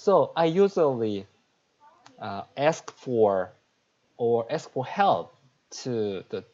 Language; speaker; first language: English; non-native, learner; Korean